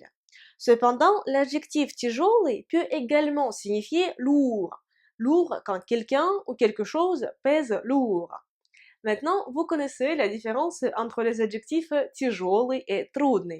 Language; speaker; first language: French; non-native, fluent; Russian